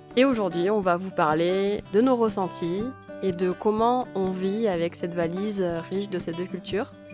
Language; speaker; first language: French; native; French